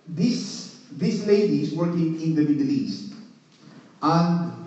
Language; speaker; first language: English; non-native, local second language; Filipino